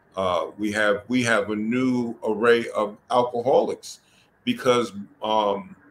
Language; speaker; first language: English; native; English